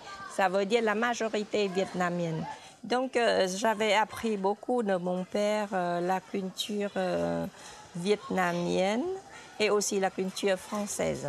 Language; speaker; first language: French; non-native, fluent; Vietnamese